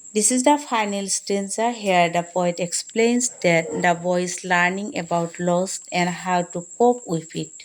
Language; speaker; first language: English; non-native, local second language; Assamese